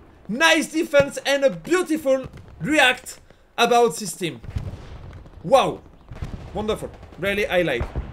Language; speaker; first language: English; non-native, learner; French